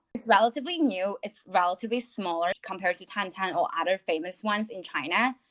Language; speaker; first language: English; non-native, fluent; Chinese